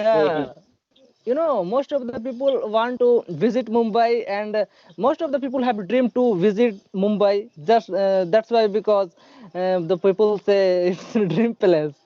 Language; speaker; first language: English; non-native, learner; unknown